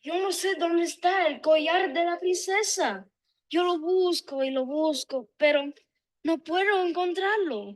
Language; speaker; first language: Spanish; non-native, learner; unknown